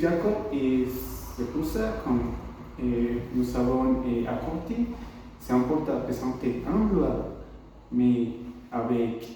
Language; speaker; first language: French; non-native, learner; Spanish